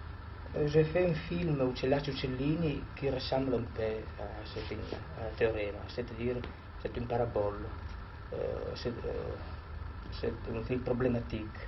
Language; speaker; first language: French; non-native, fluent; Italian